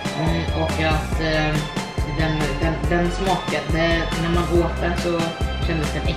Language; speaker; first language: Swedish; early bilingual, heritage; Swedish